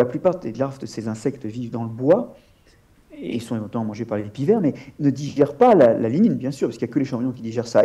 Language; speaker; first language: French; native; French